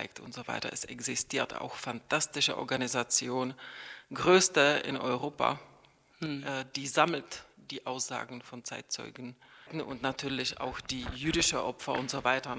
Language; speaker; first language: German; non-native, fluent; Czech